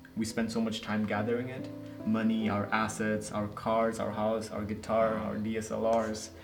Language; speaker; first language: English; non-native, local second language; Nepali